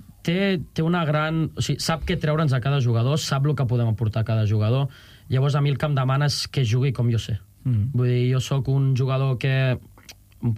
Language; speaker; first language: Catalan; native; Catalan